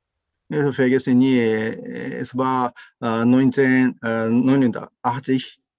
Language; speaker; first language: German; non-native, learner; Japanese